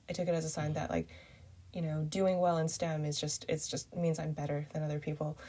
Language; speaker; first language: English; early bilingual, other home language; Chinese